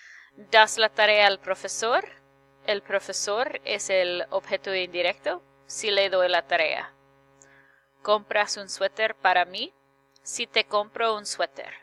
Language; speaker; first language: Spanish; non-native, fluent; English